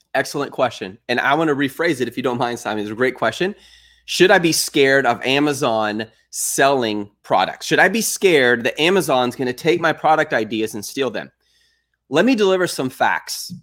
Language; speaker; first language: English; native; English